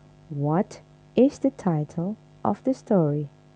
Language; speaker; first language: English; non-native, fluent; Indonesian